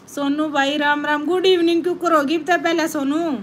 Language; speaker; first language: Hindi; native; Hindi